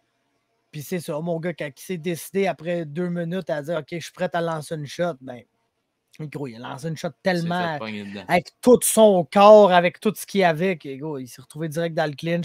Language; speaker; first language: French; native; French